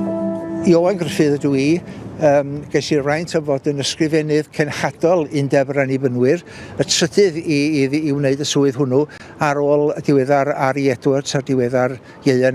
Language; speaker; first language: Welsh; native; Welsh